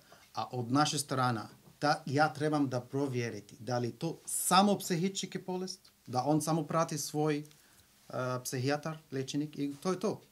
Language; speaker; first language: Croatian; non-native, learner; Arabic